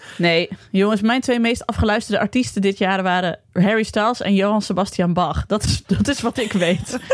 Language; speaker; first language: Dutch; native; Dutch